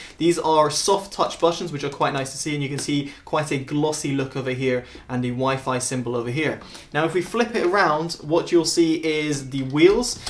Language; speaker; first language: English; native; English